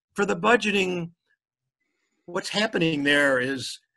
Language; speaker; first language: English; native; English